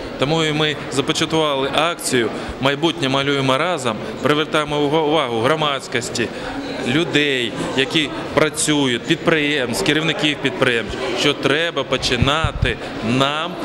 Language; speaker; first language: Ukrainian; native; Ukrainian